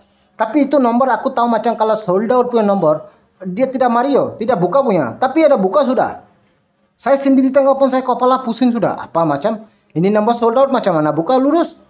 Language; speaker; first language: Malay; non-native, learner; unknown